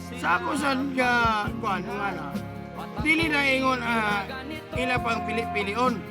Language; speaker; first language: Cebuano; native; Cebuano